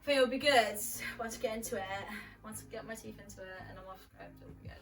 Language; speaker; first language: English; native; English